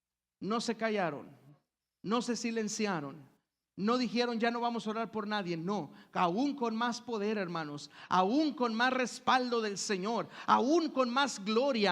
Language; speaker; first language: Spanish; native; Spanish